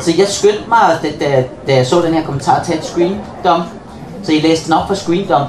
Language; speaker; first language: Danish; native; Danish